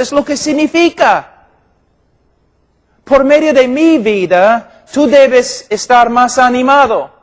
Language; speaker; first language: Spanish; non-native, fluent; English